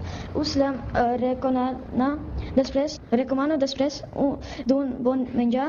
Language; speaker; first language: Catalan; early bilingual, other home language; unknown